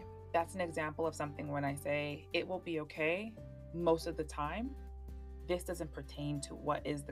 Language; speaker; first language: English; native; English